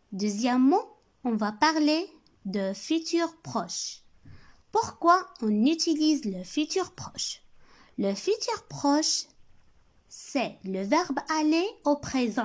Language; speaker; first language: French; non-native, local second language; Arabic